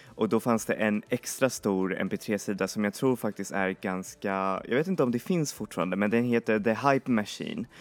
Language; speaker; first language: Swedish; native; Swedish